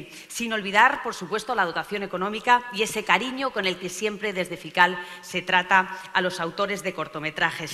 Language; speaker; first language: Spanish; native; Spanish